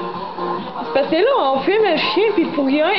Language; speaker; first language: French; native; French